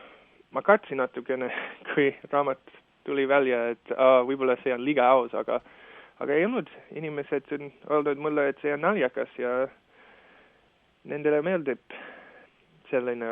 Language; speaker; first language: Estonian; non-native, fluent; English